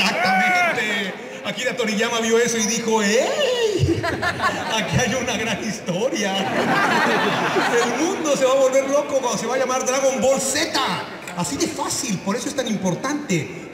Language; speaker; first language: Spanish; native; Spanish